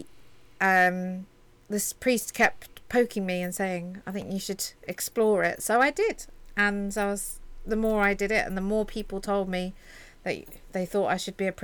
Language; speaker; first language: English; native; English